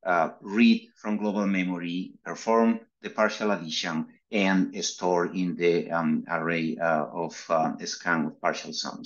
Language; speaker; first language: English; non-native, fluent; Spanish